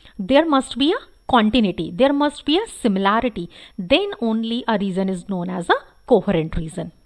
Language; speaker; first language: English; non-native, local second language; Hindi